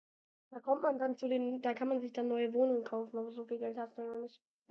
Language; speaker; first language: German; native; German